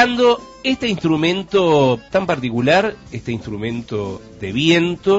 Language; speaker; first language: Spanish; native; Spanish